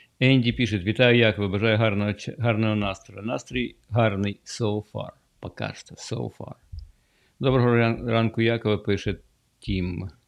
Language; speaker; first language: Russian; native; Russian